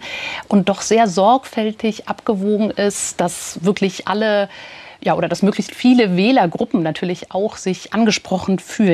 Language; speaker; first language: German; native; German